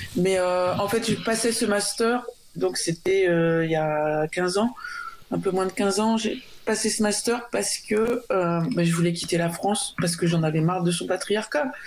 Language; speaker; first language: French; native; French